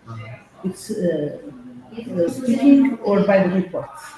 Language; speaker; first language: English; non-native, fluent; Portuguese